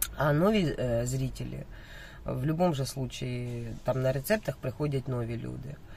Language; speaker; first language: Ukrainian; non-native, local second language; Russian